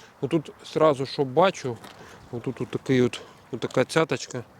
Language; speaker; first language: Ukrainian; native; Ukrainian